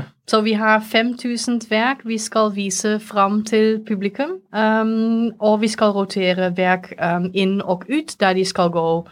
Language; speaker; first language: Norwegian; non-native, fluent; Dutch